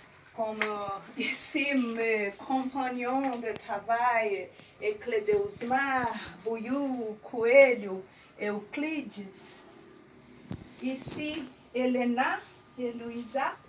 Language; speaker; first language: French; non-native, learner; Portuguese